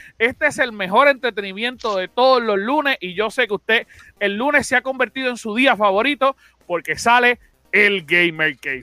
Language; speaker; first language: Spanish; native; Spanish